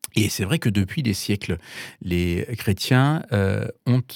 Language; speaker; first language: French; non-native, fluent; German